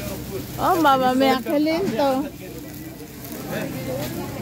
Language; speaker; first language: Italian; non-native, learner; Filipino